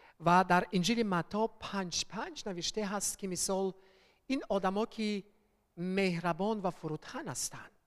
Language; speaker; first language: Persian; early bilingual, heritage; Persian